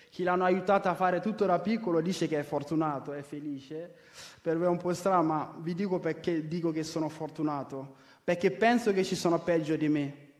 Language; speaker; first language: Italian; non-native, fluent; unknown